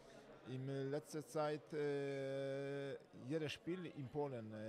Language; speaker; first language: German; non-native, fluent; Polish